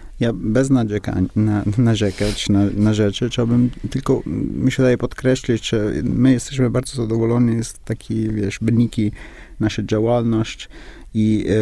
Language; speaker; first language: Polish; non-native, learner; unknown